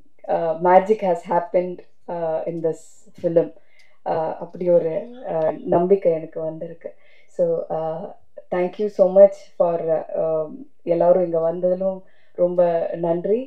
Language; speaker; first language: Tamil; non-native, fluent; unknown